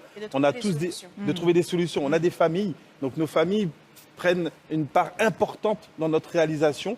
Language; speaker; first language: French; native; French